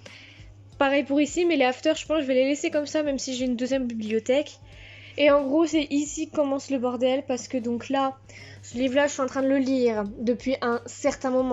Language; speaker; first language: French; native; French